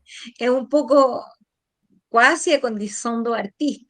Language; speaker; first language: Portuguese; non-native, fluent; Spanish